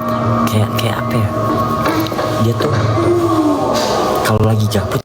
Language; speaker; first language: Indonesian; native; Indonesian